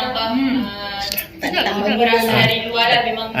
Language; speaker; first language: Malay; native; Malay